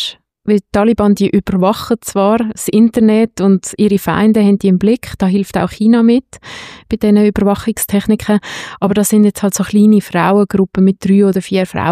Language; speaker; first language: German; native; German